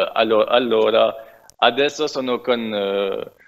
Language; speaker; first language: Italian; non-native, learner; Arabic